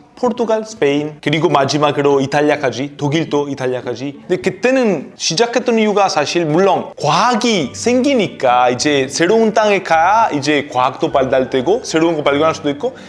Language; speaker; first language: Korean; non-native, fluent; Italian